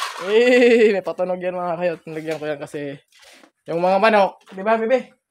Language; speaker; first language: Filipino; non-native, local second language; Masbatenyo